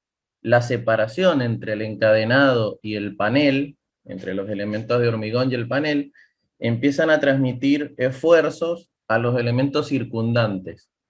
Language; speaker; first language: Spanish; native; Spanish